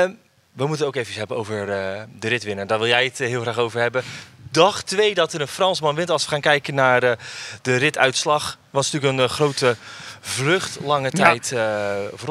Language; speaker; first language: Dutch; native; Dutch